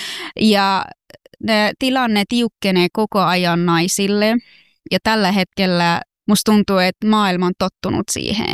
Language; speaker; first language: Finnish; early bilingual, other home language; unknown